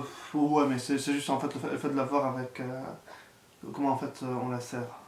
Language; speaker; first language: French; non-native, local second language; Arabic